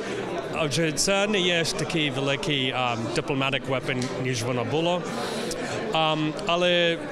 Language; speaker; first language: Ukrainian; early bilingual, heritage; English